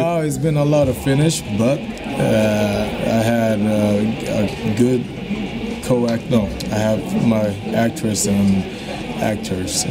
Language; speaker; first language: English; non-native, fluent; Swedish